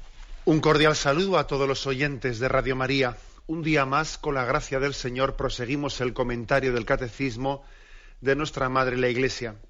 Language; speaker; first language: Spanish; native; Spanish